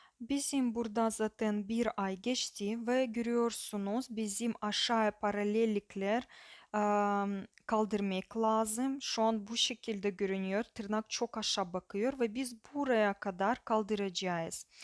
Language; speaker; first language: Turkish; non-native, learner; Russian